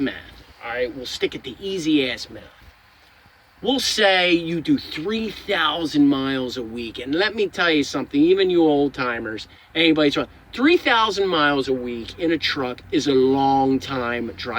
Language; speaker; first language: English; native; English